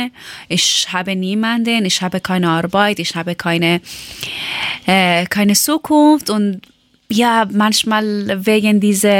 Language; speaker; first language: German; non-native, learner; Persian